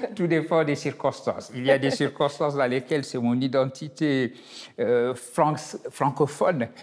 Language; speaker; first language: French; non-native, local second language; Wolof